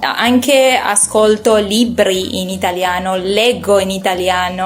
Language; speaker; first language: Italian; non-native, learner; Spanish